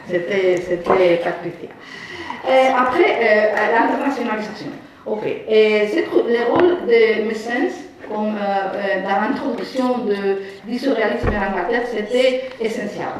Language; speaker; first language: French; non-native, fluent; Spanish